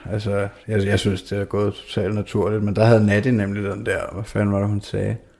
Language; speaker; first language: Danish; native; Danish